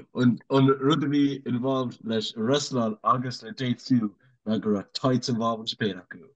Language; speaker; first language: Irish; native; Irish